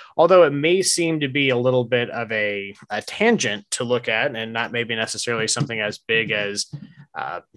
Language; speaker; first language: English; native; English